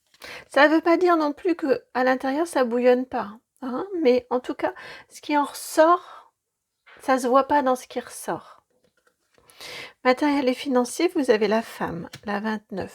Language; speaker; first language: French; native; French